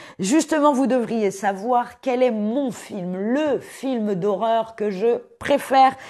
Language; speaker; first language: French; native; French